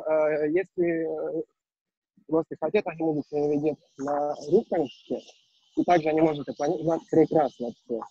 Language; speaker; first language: Russian; non-native, learner; Turkish